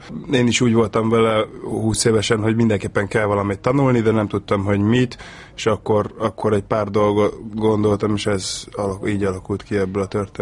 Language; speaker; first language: Hungarian; native; Hungarian